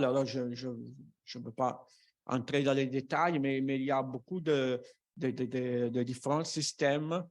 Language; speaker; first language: French; non-native, fluent; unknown